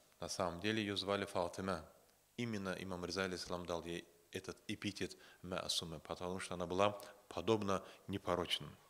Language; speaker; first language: Russian; non-native, local second language; Azerbaijani